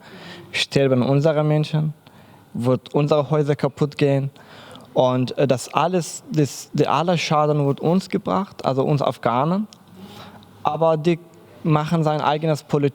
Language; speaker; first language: German; non-native, learner; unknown